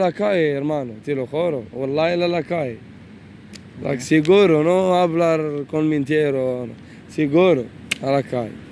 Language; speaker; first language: Spanish; non-native, learner; Arabic